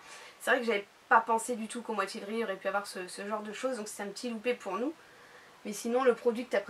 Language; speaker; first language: French; native; French